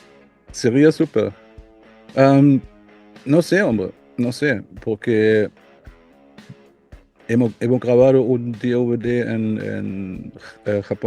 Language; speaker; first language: Spanish; non-native, learner; German